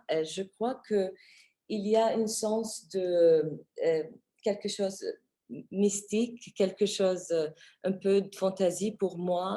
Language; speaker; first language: French; non-native, fluent; Arabic